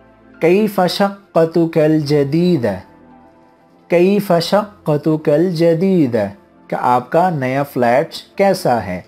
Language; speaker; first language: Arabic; non-native, fluent; Urdu